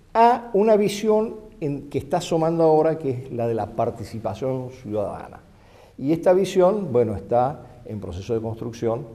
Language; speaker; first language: Spanish; native; Spanish